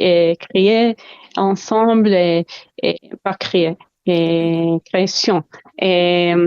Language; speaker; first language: French; non-native, learner; Hebrew